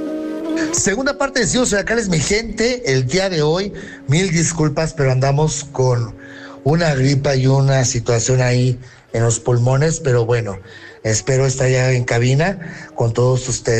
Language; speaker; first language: Spanish; native; Spanish